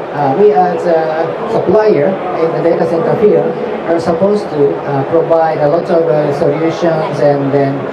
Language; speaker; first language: English; non-native, fluent; Japanese